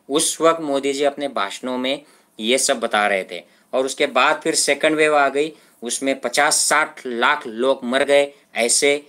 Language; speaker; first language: Hindi; non-native, local second language; Marathi